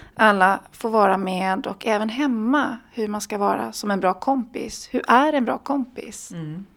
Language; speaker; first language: Swedish; native; Swedish